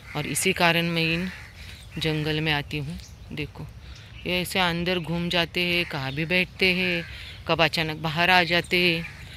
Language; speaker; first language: Hindi; non-native, local second language; Marathi